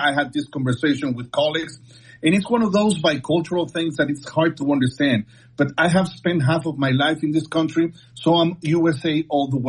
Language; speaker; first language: English; non-native, fluent; Spanish